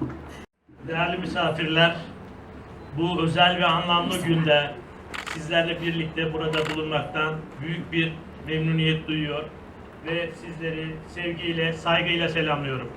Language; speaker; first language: Turkish; native; Turkish